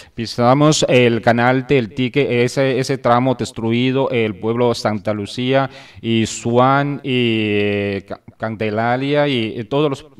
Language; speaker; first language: Spanish; non-native, fluent; Chinese